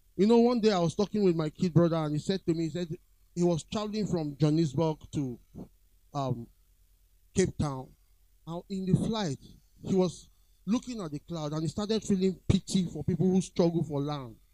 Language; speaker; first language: English; non-native, local second language; Yoruba